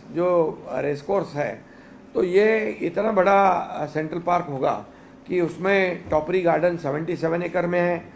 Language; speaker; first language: Hindi; non-native, local second language; Marathi